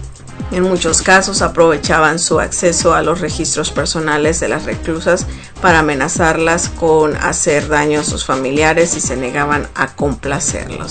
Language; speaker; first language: Spanish; native; Spanish